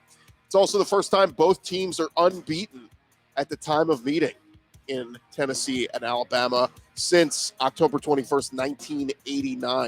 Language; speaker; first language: English; native; English